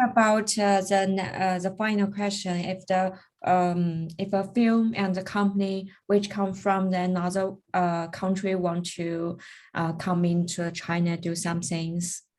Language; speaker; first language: English; non-native, learner; Chinese